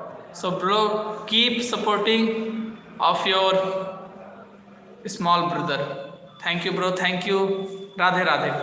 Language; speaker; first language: English; non-native, learner; Hindi